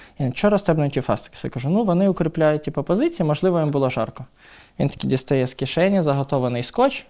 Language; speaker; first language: Ukrainian; non-native, local second language; Russian